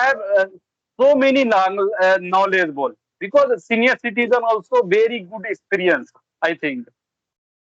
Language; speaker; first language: English; non-native, learner; Bhojpuri